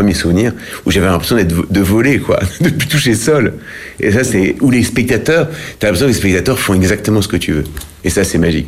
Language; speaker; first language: French; native; French